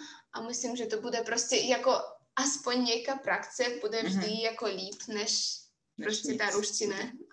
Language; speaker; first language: Czech; non-native, fluent; Russian